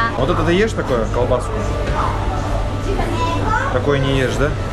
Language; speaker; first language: Russian; native; Russian